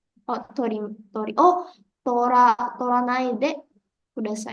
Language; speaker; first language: Japanese; non-native, learner; Indonesian